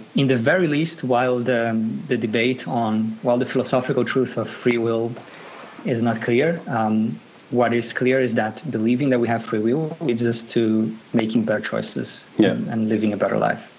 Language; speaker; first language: English; non-native, fluent; Portuguese